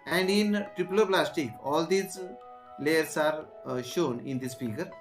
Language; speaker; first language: English; non-native, local second language; Marathi